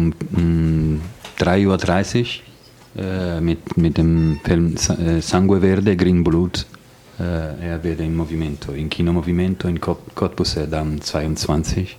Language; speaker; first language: German; non-native, fluent; Italian